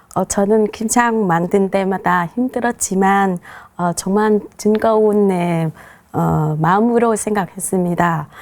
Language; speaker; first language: Korean; non-native, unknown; Vietnamese